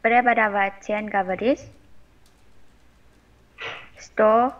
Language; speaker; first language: Russian; non-native, learner; Vietnamese